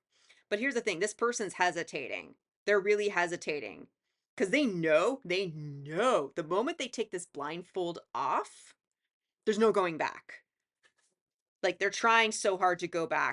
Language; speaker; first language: English; native; English